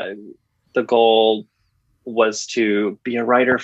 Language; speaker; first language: English; native; English